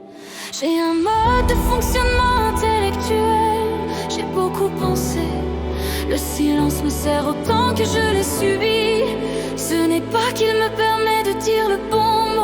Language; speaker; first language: French; native; French